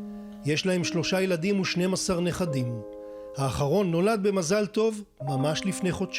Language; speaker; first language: Hebrew; native; Hebrew